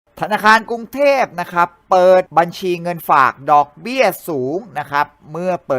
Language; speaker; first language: Thai; native; Thai